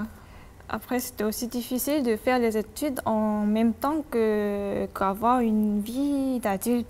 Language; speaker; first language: French; non-native, fluent; Korean